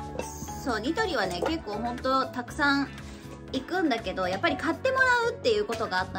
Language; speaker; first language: Japanese; native; Japanese